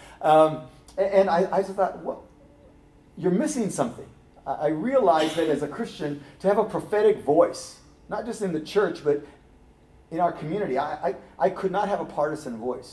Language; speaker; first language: English; native; English